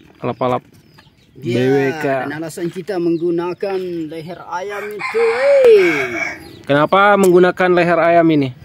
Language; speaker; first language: Indonesian; native; Indonesian